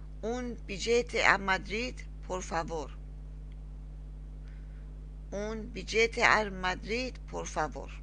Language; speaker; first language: Spanish; non-native, learner; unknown